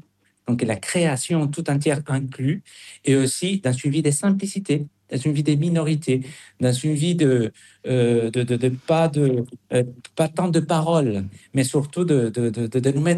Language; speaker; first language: French; non-native, fluent; Spanish